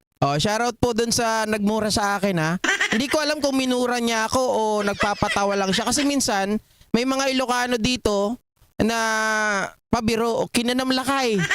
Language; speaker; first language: Filipino; non-native, local second language; Iloko